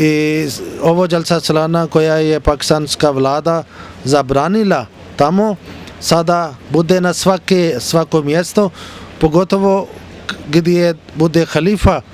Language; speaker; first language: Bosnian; non-native, learner; Urdu